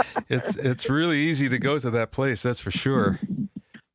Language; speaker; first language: English; native; English